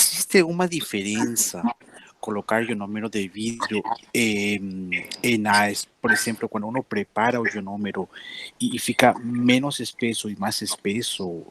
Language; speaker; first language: Portuguese; non-native, fluent; Spanish